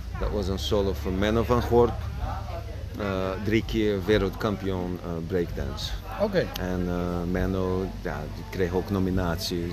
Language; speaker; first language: Dutch; non-native, fluent; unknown